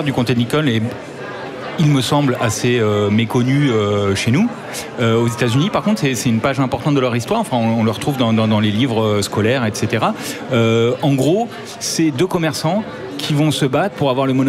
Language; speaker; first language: French; native; French